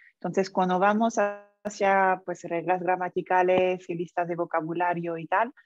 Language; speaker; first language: Spanish; non-native, fluent; French